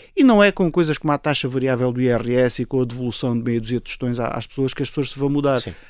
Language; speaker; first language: Portuguese; native; Portuguese